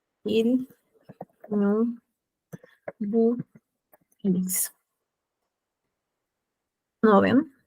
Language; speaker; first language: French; non-native, fluent; Spanish